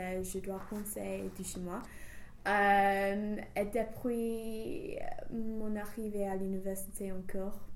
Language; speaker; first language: French; non-native, fluent; English